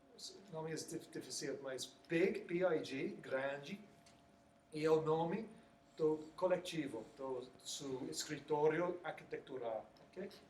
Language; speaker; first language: Portuguese; non-native, learner; English